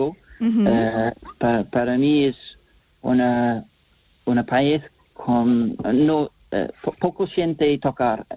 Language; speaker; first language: Spanish; non-native, learner; English